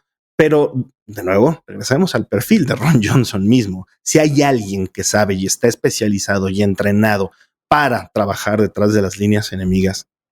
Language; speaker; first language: Spanish; native; Spanish